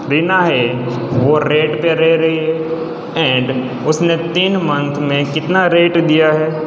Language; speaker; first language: Hindi; non-native, local second language; Gujarati